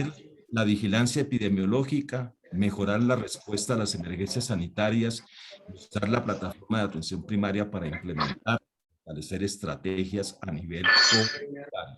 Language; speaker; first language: Spanish; native; Spanish